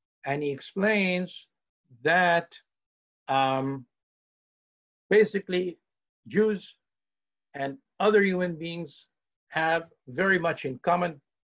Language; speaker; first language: English; early bilingual, heritage; English